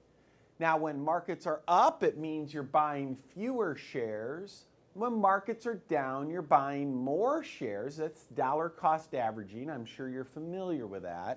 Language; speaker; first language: English; native; English